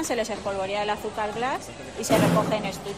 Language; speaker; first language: Spanish; native; Spanish